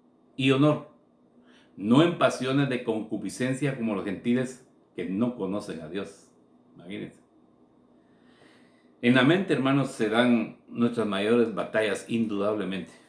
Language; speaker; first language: Spanish; native; Spanish